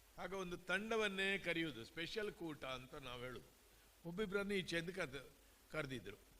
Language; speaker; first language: Kannada; native; Kannada